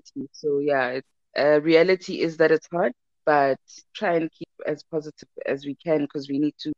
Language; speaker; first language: English; non-native, local second language; Zulu